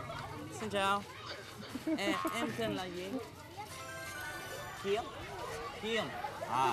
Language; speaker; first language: Vietnamese; non-native, learner; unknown